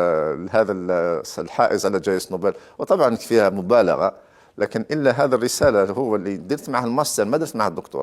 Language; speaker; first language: Arabic; native; Arabic